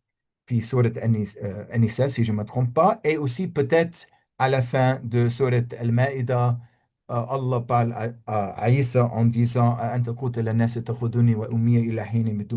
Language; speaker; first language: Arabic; non-native, fluent; English